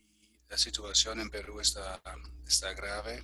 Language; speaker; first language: Spanish; non-native, fluent; German